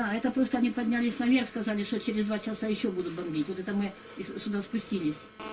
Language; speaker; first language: Russian; native; Russian